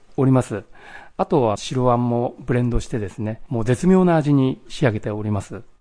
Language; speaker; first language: Japanese; native; Japanese